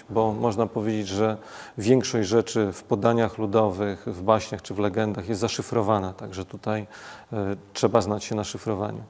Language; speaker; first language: Polish; native; Polish